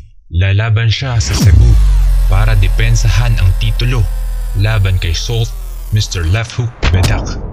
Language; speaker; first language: Filipino; native; Filipino